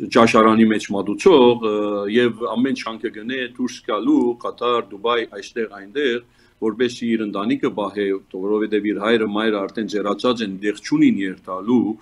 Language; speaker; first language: Armenian; early bilingual, heritage; Armenian